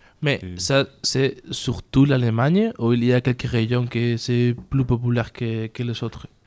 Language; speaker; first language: French; non-native, learner; Spanish